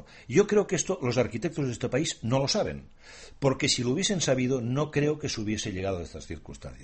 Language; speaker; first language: Spanish; native; Spanish